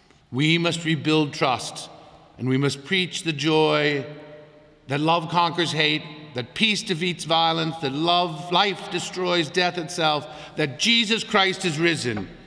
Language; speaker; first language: English; native; English